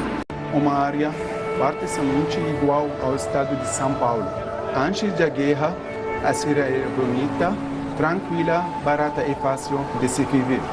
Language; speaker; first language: Portuguese; non-native, fluent; Arabic